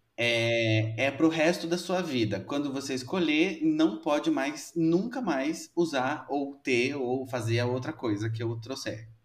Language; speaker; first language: Portuguese; native; Portuguese